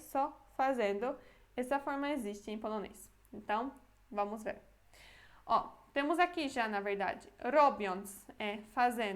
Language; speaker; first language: Portuguese; non-native, fluent; Polish